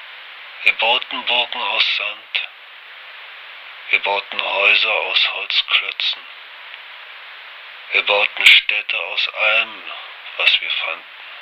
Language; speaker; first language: German; native; German